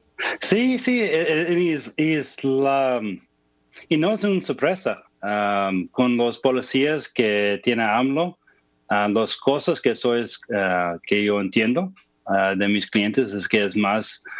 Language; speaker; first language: Spanish; non-native, fluent; English